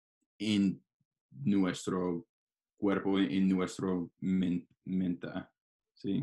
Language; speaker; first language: Spanish; non-native, learner; English